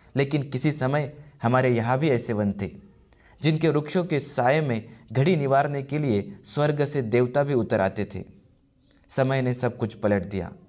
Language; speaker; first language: Hindi; non-native, local second language; Marathi